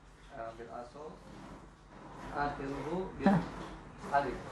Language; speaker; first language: Arabic; non-native, learner; Indonesian